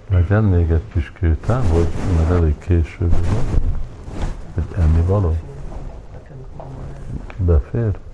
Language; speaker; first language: Hungarian; early bilingual, heritage; Hungarian